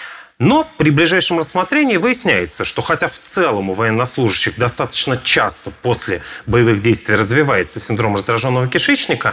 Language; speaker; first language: Russian; native; Russian